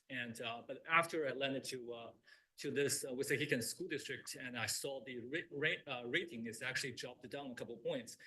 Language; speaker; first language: English; non-native, fluent; Chinese